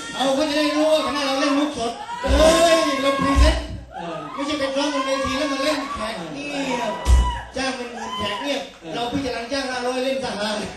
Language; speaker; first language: Thai; native; Thai